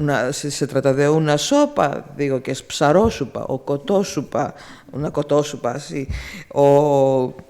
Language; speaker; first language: Spanish; non-native, fluent; Greek